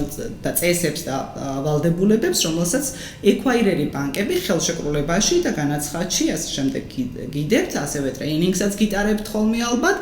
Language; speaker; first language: Georgian; native; Georgian